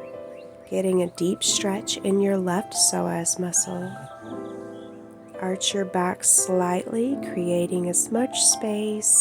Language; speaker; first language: English; native; English